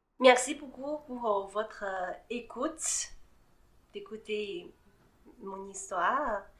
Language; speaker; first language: French; non-native, fluent; Chinese